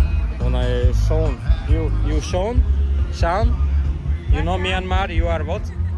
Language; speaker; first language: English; non-native, learner; Slovak